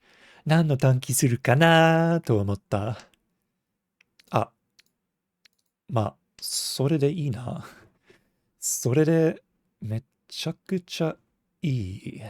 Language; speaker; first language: Japanese; non-native, fluent; English